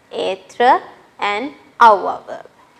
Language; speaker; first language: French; non-native, fluent; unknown